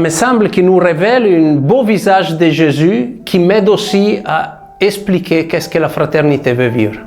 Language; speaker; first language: French; non-native, fluent; Italian